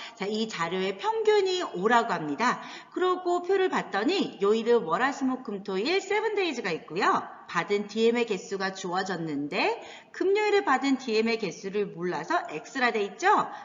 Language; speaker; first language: Korean; native; Korean